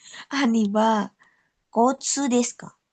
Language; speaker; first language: Japanese; non-native, learner; Indonesian